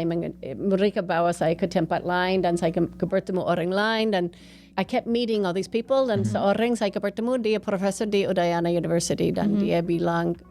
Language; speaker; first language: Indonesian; non-native, fluent; English